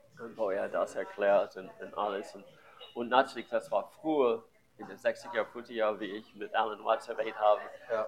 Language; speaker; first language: German; non-native, learner; English